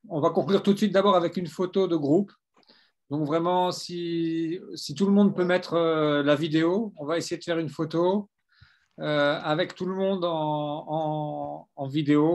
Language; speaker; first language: French; native; French